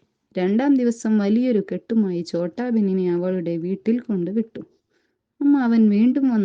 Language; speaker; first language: Malayalam; native; Malayalam